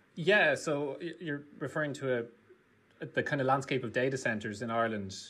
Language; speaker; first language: English; native; English